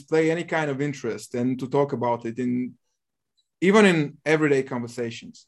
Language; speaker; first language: English; non-native, fluent; Bulgarian